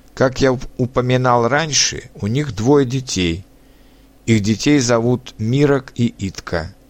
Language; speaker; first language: Russian; non-native, fluent; Czech